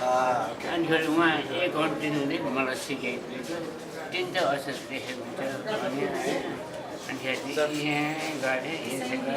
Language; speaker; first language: Nepali; non-native, local second language; Newari